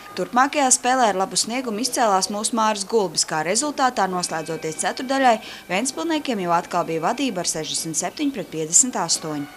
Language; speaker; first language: Latvian; native; Latvian